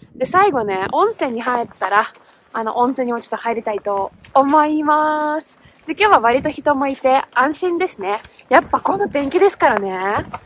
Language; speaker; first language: Japanese; non-native, fluent; Russian